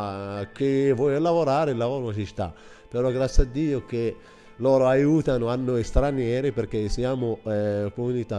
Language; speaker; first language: Italian; non-native, learner; Arabic